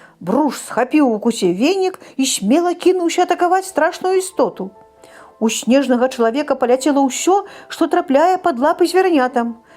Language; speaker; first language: Belarusian; native; Belarusian